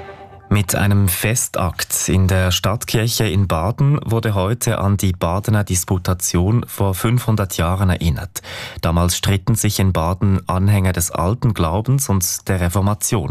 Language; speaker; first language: German; native; German